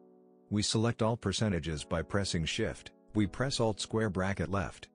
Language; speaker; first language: English; non-native, fluent; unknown